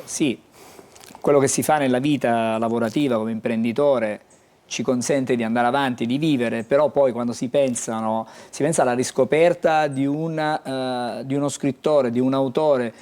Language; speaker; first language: Italian; native; Italian